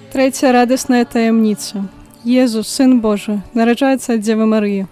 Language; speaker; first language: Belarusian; native; Belarusian